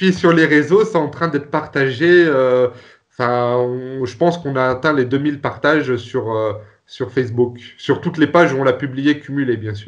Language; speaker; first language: French; native; French